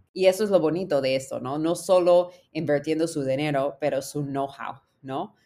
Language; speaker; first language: Spanish; non-native, fluent; English